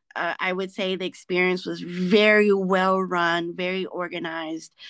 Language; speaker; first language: English; native; English